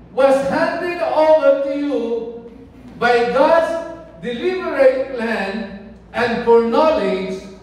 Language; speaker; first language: English; non-native, local second language; Filipino